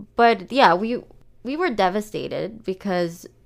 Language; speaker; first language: English; non-native, local second language; Filipino